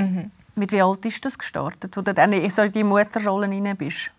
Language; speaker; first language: German; native; German